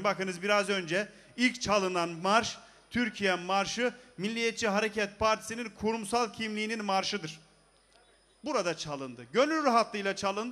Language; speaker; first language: Turkish; native; Turkish